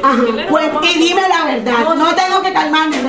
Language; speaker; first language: Spanish; native; Spanish